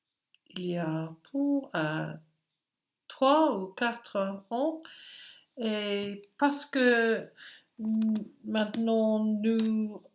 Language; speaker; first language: French; non-native, learner; English